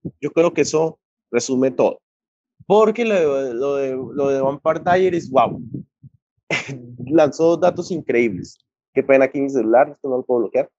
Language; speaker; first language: Spanish; native; Spanish